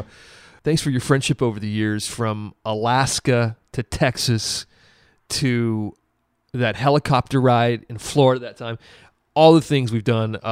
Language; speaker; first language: English; native; English